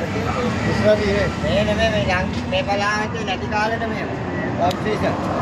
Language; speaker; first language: Hindi; non-native, learner; Sinhala